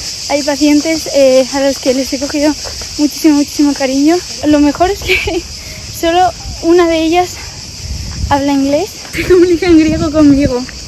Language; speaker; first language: Spanish; native; Spanish